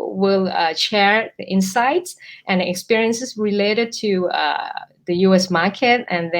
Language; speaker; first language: English; non-native, fluent; Thai